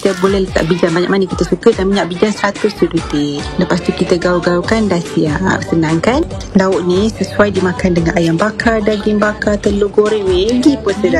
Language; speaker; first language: Malay; native; Malay